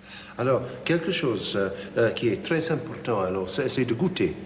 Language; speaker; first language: French; non-native, learner; English